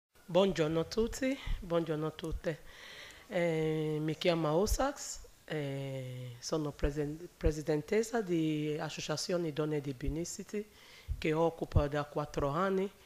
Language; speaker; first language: Italian; non-native, learner; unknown